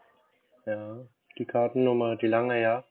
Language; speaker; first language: German; native; German